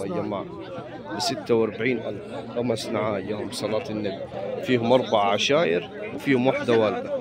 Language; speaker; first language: Arabic; native; Arabic